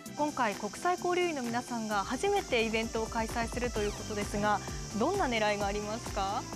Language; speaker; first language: Japanese; native; Japanese